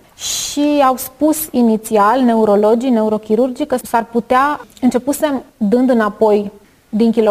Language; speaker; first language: Romanian; native; Romanian